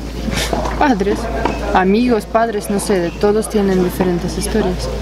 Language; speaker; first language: Spanish; non-native, fluent; Russian